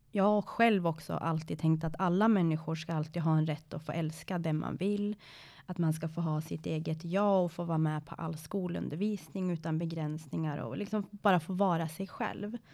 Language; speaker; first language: Swedish; early bilingual, other home language; Persian